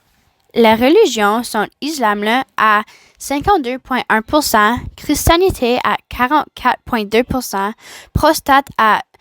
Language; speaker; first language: French; non-native, learner; English